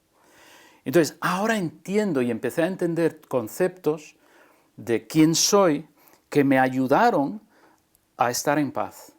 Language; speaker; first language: Spanish; early bilingual, other home language; English